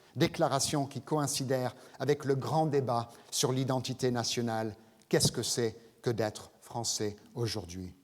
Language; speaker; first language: French; non-native, fluent; English